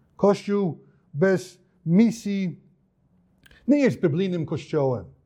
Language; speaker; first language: Polish; non-native, fluent; English